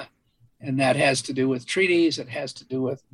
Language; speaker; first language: English; native; English